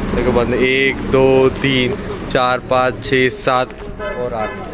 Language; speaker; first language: Hindi; non-native, local second language; Marathi